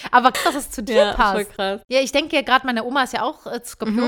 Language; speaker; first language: German; early bilingual, other home language; Turkish